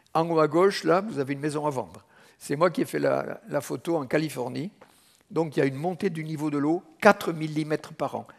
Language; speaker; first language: French; native; French